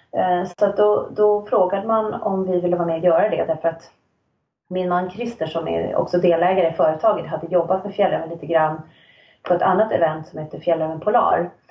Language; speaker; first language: Swedish; native; Swedish